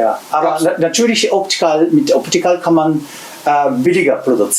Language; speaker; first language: German; non-native, learner; Japanese